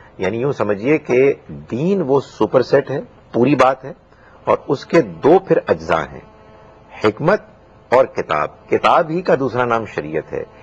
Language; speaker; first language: Urdu; native; Urdu